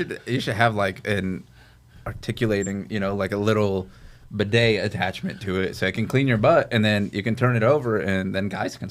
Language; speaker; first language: English; native; English